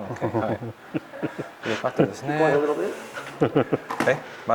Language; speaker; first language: Japanese; non-native, learner; English